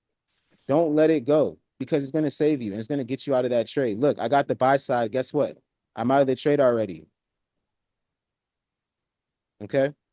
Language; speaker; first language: English; native; English